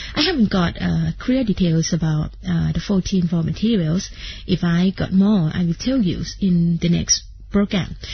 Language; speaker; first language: English; non-native, fluent; Thai